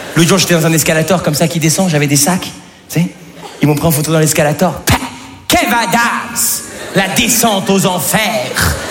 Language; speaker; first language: French; native; French